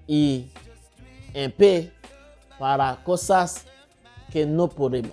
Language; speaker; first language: Spanish; non-native, local second language; Haitian Creole